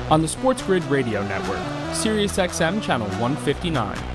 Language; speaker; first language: English; native; English